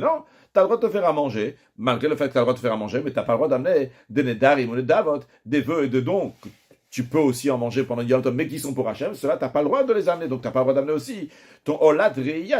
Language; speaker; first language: French; native; French